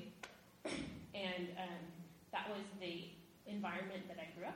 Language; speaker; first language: English; native; English